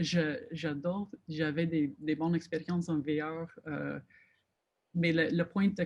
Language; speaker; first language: French; non-native, fluent; English